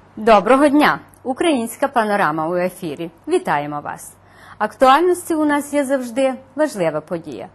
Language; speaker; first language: Ukrainian; early bilingual, heritage; Ukrainian